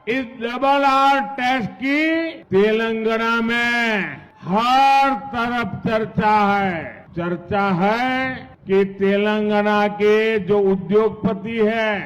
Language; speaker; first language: Hindi; non-native, local second language; Gujarati